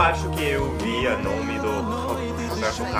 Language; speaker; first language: Portuguese; non-native, learner; English